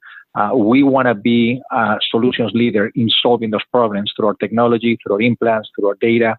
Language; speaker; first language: English; non-native, fluent; Spanish